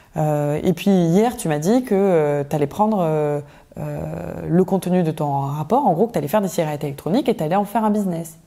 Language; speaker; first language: French; native; French